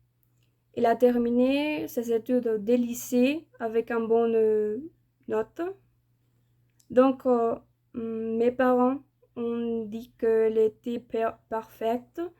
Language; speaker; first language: French; non-native, fluent; Spanish